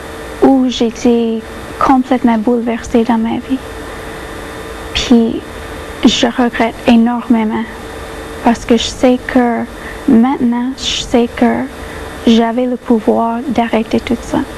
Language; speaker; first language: French; non-native, local second language; English